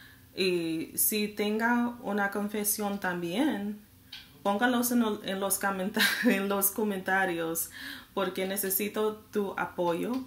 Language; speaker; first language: Spanish; non-native, learner; English